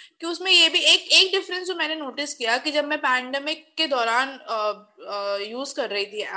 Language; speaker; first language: Hindi; native; Hindi